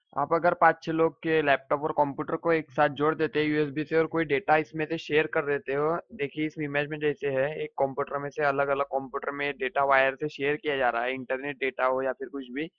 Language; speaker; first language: Hindi; native; Hindi